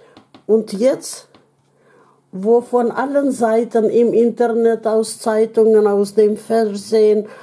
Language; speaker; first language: German; non-native, fluent; Russian